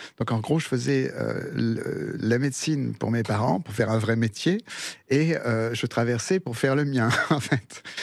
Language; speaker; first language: French; early bilingual, other home language; Spanish